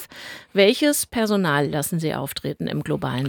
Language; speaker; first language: German; native; German